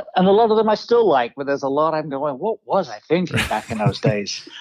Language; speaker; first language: English; native; English